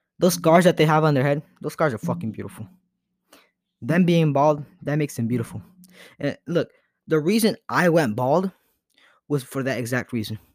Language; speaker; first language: English; early bilingual, other home language; Spanish